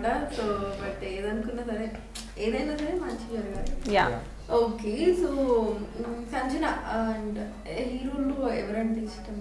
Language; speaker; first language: Telugu; native; Telugu